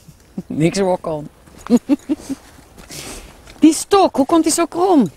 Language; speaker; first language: Dutch; native; Dutch